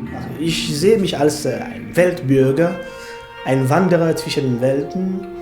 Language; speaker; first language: German; non-native, fluent; French